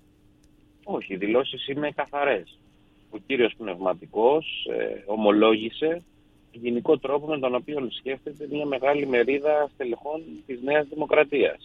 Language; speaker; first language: Greek; native; Greek